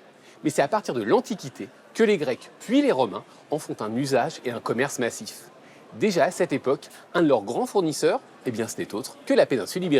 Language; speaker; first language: French; native; French